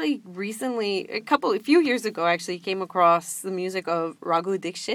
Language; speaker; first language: English; native; English